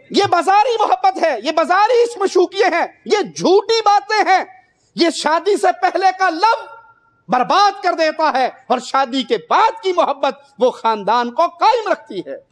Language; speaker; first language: Urdu; non-native, local second language; Punjabi